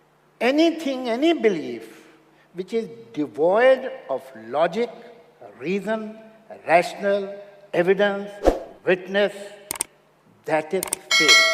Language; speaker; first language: English; non-native, local second language; Hindi